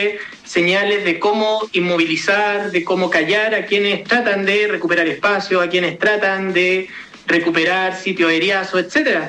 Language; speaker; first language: Spanish; native; Spanish